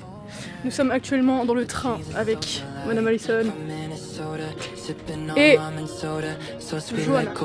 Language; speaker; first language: French; native; French